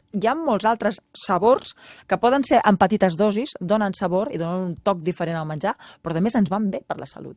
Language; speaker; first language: Catalan; native; Catalan